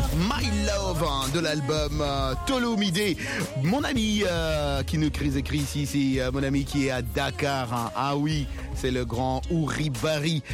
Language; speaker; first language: French; non-native, local second language; Lingala